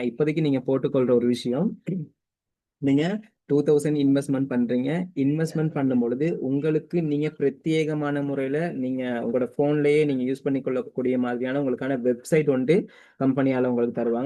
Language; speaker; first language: Tamil; native; Tamil